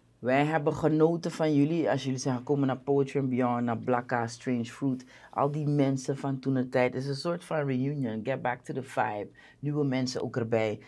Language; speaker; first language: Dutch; native; Dutch